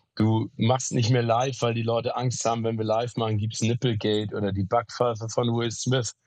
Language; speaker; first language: German; native; German